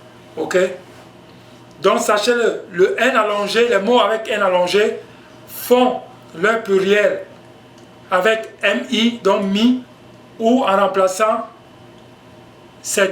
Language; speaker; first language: French; non-native, local second language; Basaa